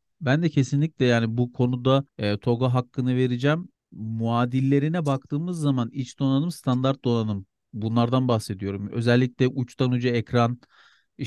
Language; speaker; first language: Turkish; native; Turkish